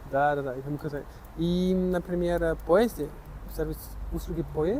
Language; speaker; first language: Russian; non-native, learner; French